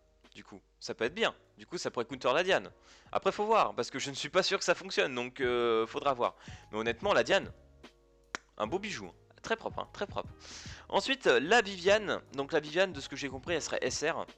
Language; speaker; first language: French; native; French